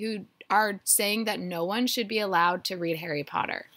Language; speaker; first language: English; native; English